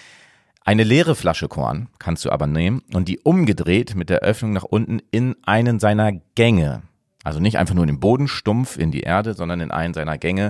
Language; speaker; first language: German; native; German